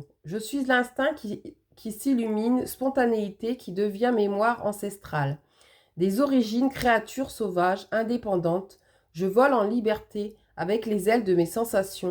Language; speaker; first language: French; native; French